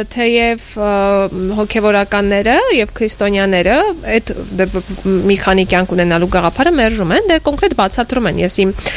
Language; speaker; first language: Armenian; native; Armenian